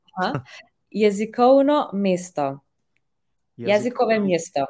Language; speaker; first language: Czech; non-native, fluent; Slovenian